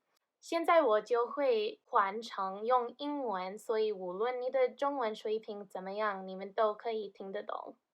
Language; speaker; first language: Chinese; non-native, fluent; English